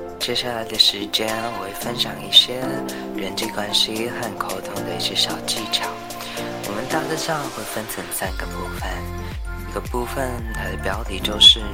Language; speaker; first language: Chinese; non-native, local second language; Cantonese